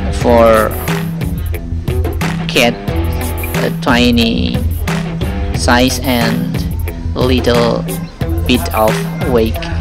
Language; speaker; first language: English; non-native, learner; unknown